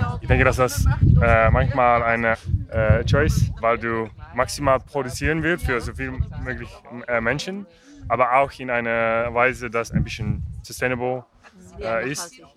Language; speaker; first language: German; non-native, learner; Dutch